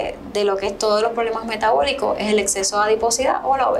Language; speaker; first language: Spanish; native; Spanish